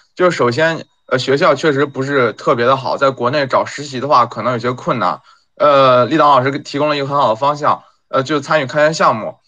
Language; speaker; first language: Chinese; native; Chinese